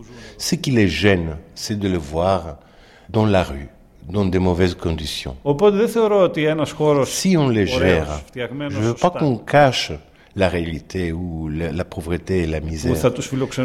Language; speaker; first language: French; non-native, fluent; Greek